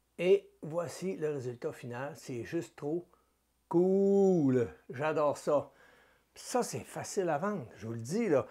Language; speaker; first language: French; native; French